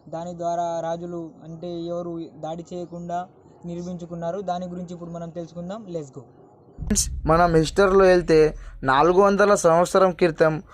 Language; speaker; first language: Telugu; native; Telugu